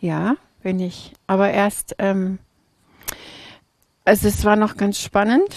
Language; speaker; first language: German; native; German